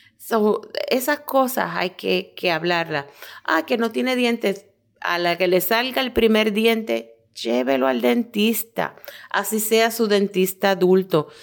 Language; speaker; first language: Spanish; native; Spanish